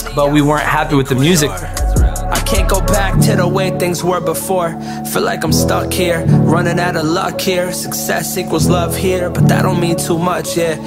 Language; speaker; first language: English; native; English